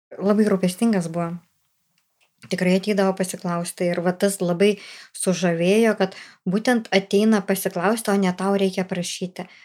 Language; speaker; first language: Lithuanian; native; Lithuanian